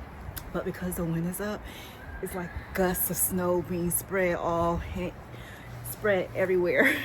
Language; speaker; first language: English; native; English